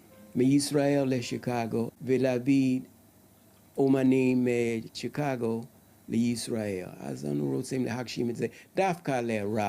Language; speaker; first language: Hebrew; non-native, learner; English